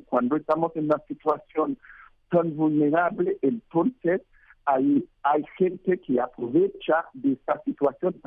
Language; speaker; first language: Spanish; non-native, fluent; Haitian Creole